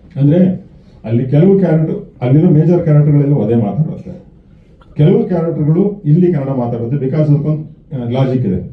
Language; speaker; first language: Kannada; native; Kannada